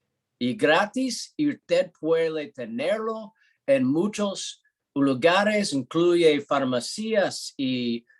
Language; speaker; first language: Spanish; non-native, learner; English